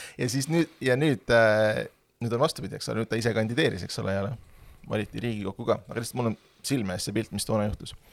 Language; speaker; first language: Estonian; native; Estonian